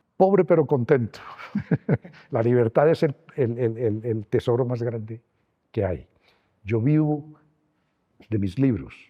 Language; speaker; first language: Spanish; native; Spanish